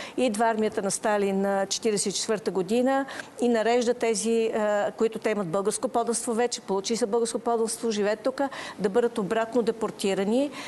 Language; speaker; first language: Bulgarian; native; Bulgarian